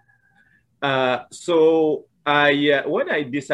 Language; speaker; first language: English; non-native, fluent; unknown